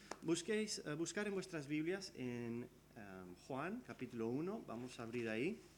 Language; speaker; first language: Spanish; early bilingual, other home language; English